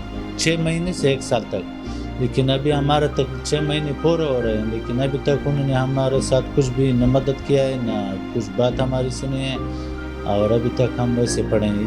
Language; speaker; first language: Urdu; non-native, fluent; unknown